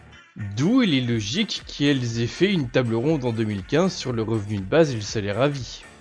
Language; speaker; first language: French; native; French